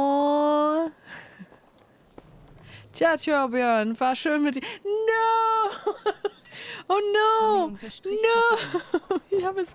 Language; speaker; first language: German; native; German